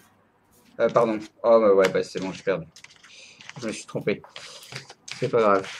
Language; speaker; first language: French; native; French